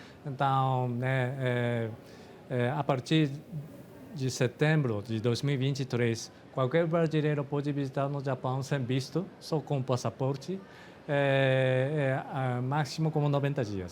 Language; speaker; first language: Portuguese; non-native, fluent; Japanese